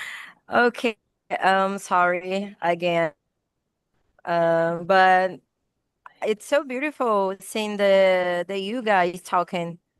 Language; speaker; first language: English; non-native, learner; Portuguese